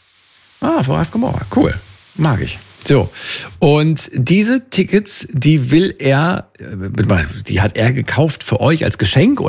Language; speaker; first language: German; native; German